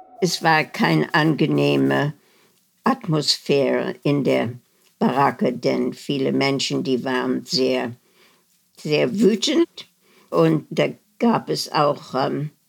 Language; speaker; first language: German; non-native, fluent; Dutch